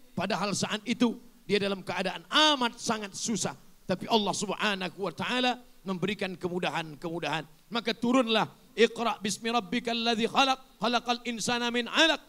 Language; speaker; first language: Malay; native; Malay